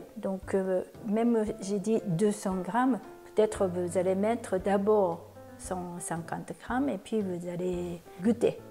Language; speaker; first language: French; non-native, fluent; Japanese